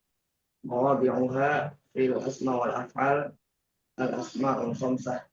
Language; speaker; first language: Arabic; non-native, learner; Indonesian